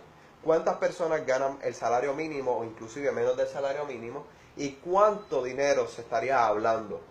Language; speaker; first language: Spanish; native; Spanish